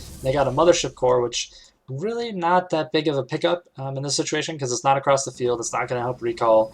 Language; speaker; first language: English; native; English